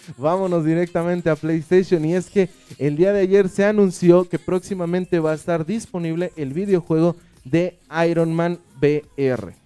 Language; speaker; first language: Spanish; native; Spanish